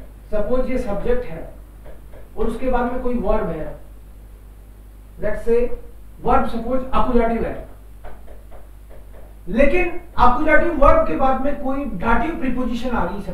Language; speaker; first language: Hindi; native; Hindi